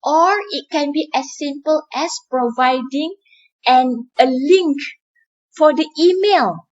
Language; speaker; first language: English; non-native, local second language; Malay